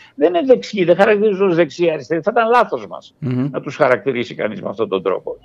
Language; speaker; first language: Greek; early bilingual, heritage; Greek